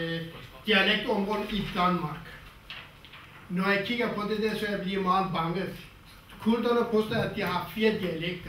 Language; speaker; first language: Danish; non-native, fluent; Kurdish